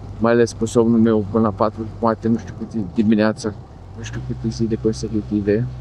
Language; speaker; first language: Romanian; native; Romanian